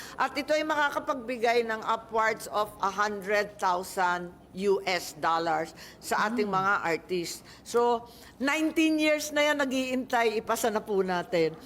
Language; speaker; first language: Filipino; native; Filipino